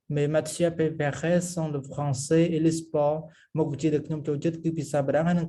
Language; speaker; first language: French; non-native, fluent; Khmer